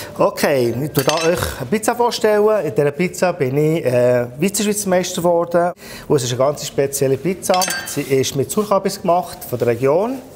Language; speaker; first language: German; non-native, fluent; Italian